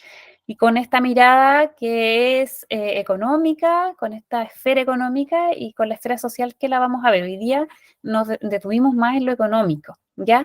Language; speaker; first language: Spanish; native; Spanish